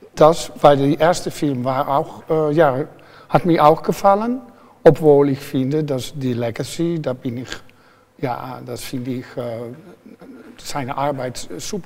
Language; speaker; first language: German; non-native, fluent; Dutch